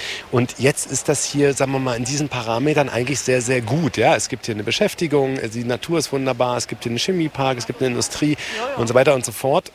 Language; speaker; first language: German; native; German